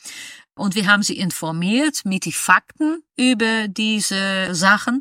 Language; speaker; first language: German; non-native, fluent; Dutch